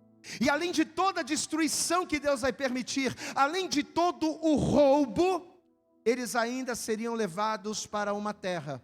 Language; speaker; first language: Portuguese; native; Portuguese